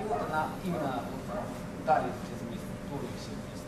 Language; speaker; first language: Russian; non-native, learner; Chinese